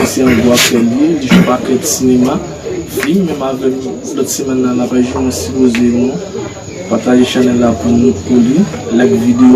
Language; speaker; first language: French; non-native, learner; Haitian Creole